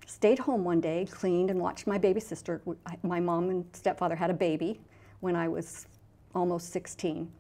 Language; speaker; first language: English; native; English